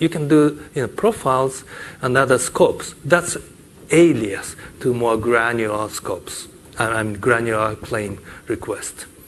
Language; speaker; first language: English; non-native, fluent; Japanese